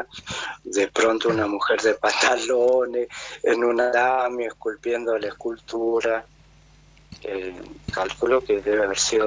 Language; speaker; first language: Spanish; native; Spanish